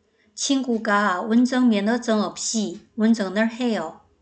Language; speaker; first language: Korean; non-native, fluent; Chinese